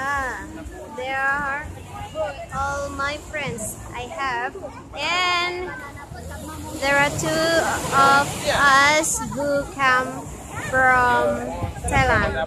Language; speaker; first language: English; non-native, learner; Indonesian